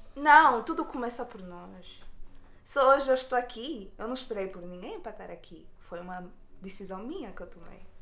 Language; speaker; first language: Portuguese; native; Portuguese